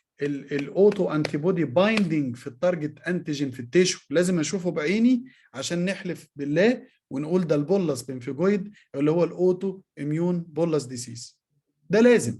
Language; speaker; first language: Arabic; native; Arabic